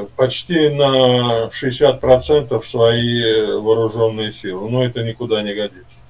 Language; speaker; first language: Russian; native; Russian